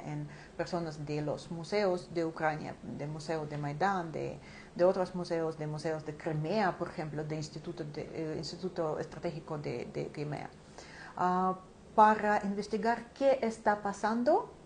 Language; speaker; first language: Spanish; non-native, fluent; Ukrainian